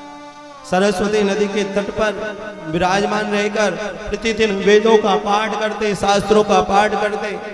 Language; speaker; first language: Hindi; native; Hindi